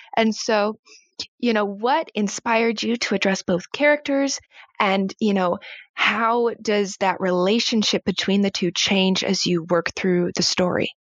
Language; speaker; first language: English; native; English